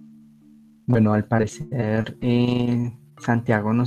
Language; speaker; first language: Spanish; native; Spanish